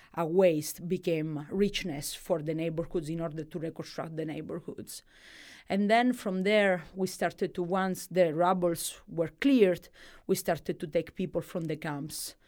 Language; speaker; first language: English; non-native, fluent; Italian